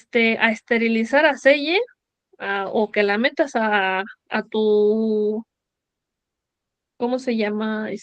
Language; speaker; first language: Spanish; native; Spanish